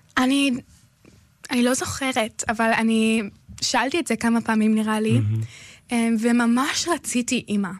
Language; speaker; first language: Hebrew; early bilingual, heritage; Hebrew